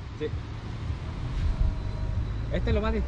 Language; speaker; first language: Spanish; native; Spanish